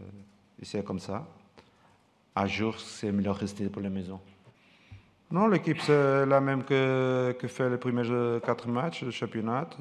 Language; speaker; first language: French; non-native, fluent; Portuguese